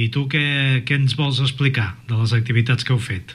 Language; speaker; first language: Catalan; native; Catalan